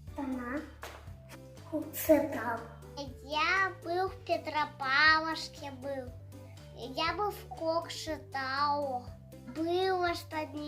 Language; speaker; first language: Russian; non-native, local second language; Kazakh